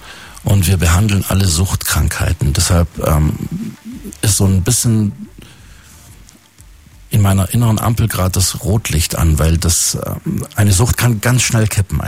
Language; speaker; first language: German; native; German